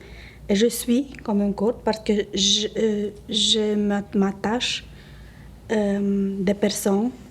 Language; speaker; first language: French; non-native, learner; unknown